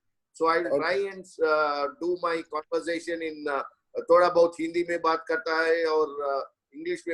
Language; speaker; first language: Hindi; non-native, local second language; Telugu